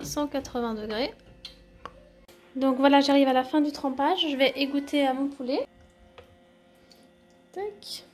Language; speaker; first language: French; native; French